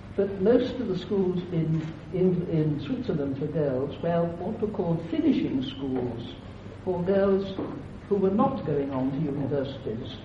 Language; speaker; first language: English; native; English